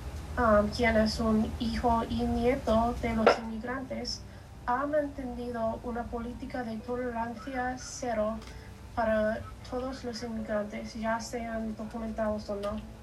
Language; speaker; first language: Spanish; non-native, learner; English